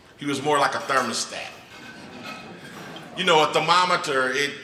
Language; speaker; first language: English; native; English